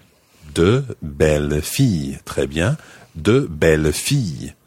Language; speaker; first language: French; non-native, fluent; English